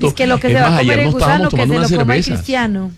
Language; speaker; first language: Spanish; native; Spanish